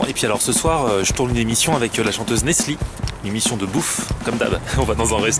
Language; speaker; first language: French; native; French